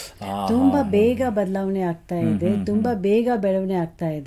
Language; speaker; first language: Kannada; non-native, local second language; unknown